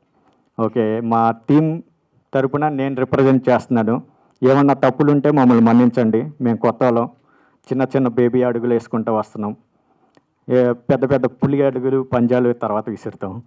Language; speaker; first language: Telugu; native; Telugu